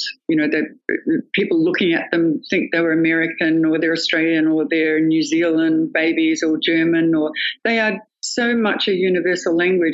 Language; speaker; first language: English; native; English